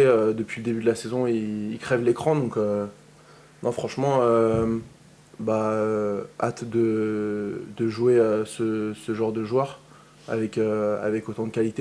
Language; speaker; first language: French; native; French